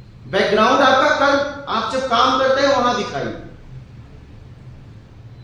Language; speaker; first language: Hindi; native; Hindi